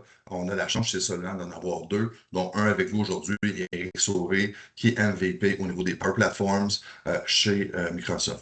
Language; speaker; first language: French; native; French